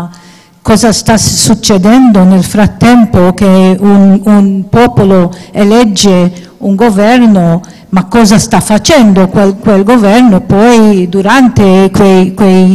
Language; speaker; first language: Italian; non-native, fluent; Maltese